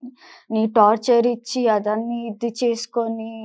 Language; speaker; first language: Telugu; non-native, local second language; Kannada